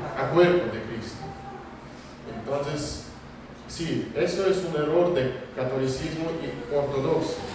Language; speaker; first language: Spanish; non-native, fluent; Russian